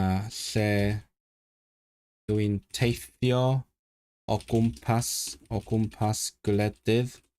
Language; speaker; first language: Welsh; non-native, learner; Cantonese